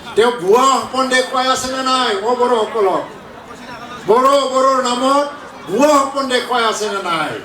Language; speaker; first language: Assamese; non-native, local second language; Bodo